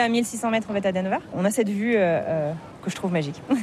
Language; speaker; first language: French; native; French